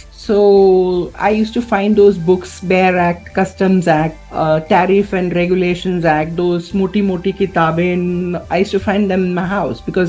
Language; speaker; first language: English; non-native, local second language; Gujarati